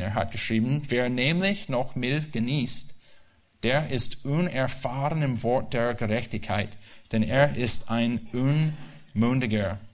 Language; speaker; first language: German; non-native, learner; English